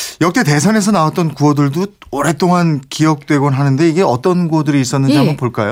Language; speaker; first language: Korean; native; Korean